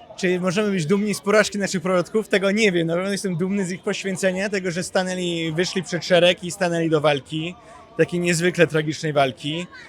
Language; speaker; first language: Polish; native; Polish